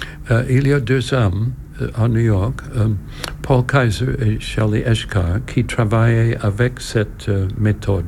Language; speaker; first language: French; non-native, learner; English